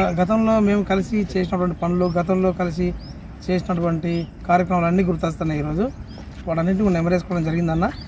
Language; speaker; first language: Telugu; native; Telugu